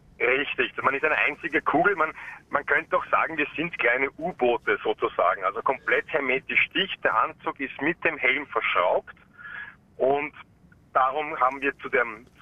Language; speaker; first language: German; native; German